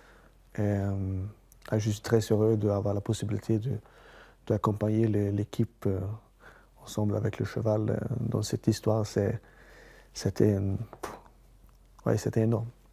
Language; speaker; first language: French; non-native, fluent; Swedish